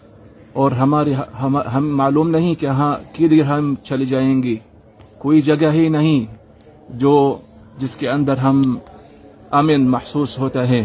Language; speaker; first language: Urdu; non-native, learner; Arabic